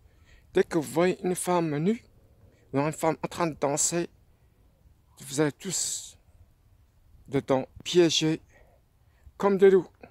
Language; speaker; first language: French; non-native, fluent; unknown